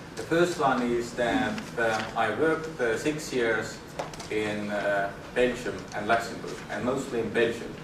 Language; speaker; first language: English; non-native, fluent; Estonian